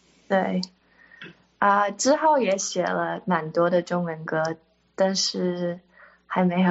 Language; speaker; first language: Chinese; early bilingual, heritage; Chinese